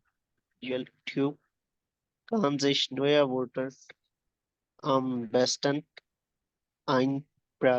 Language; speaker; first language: German; non-native, learner; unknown